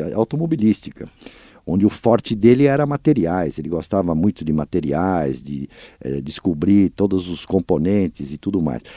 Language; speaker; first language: Portuguese; early bilingual, other home language; Dutch